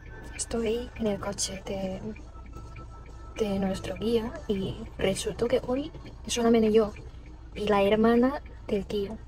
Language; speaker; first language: Spanish; non-native, fluent; Chinese